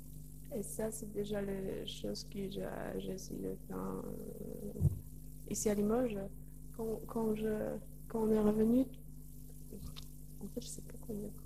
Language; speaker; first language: French; non-native, learner; Polish